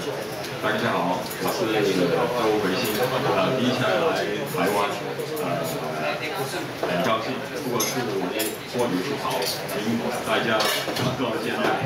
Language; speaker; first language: Chinese; non-native, local second language; Cantonese